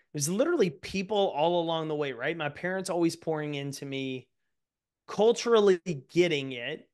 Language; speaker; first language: English; native; English